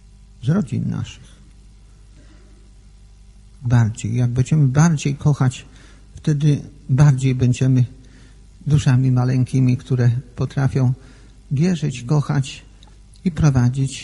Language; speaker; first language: Polish; native; Polish